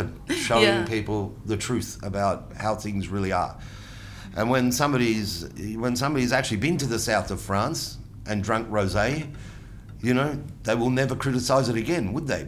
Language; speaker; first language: English; non-native, local second language; Italian